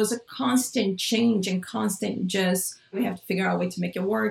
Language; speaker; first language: English; non-native, fluent; Portuguese